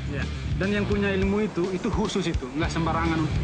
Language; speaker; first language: Indonesian; native; Indonesian